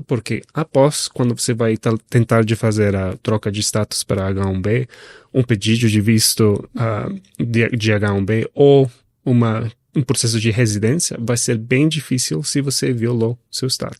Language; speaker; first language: Portuguese; non-native, fluent; Spanish